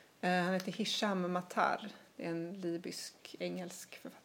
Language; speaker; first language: Swedish; native; Swedish